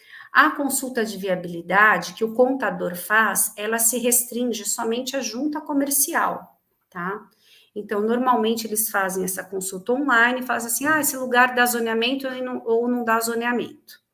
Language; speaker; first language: Portuguese; native; Portuguese